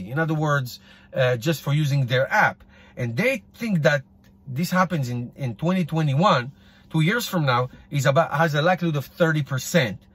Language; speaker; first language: English; non-native, fluent; Hebrew